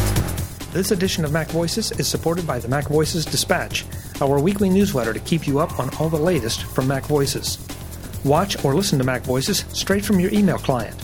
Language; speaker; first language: English; native; English